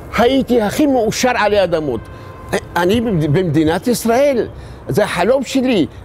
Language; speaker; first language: Hebrew; non-native, fluent; Arabic